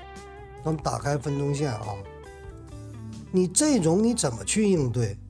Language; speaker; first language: Chinese; native; Chinese